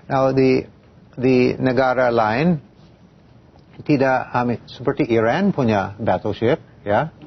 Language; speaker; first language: Indonesian; non-native, fluent; English